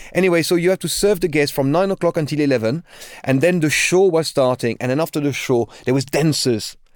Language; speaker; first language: English; non-native, fluent; French